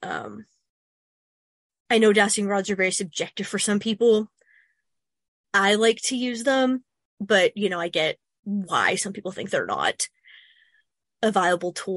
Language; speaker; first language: English; native; English